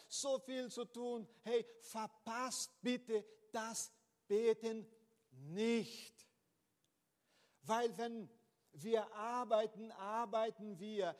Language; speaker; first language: German; non-native, fluent; Portuguese